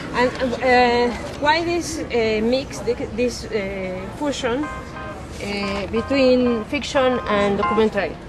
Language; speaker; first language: English; non-native, fluent; Spanish